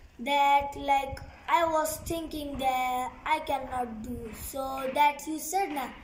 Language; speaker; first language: English; non-native, learner; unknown